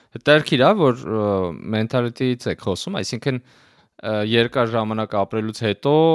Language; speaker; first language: Armenian; native; Armenian